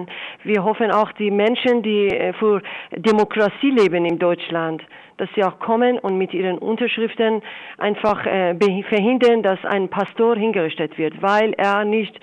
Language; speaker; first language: German; non-native, fluent; Persian